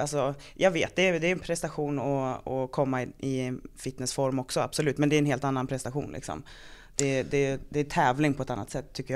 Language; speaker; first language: Swedish; native; Swedish